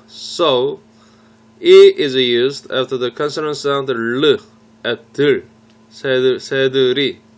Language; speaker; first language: English; non-native, fluent; Korean